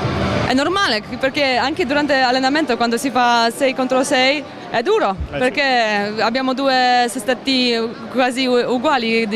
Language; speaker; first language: Italian; non-native, fluent; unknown